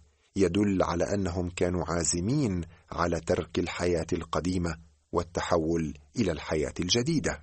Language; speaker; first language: Arabic; native; Arabic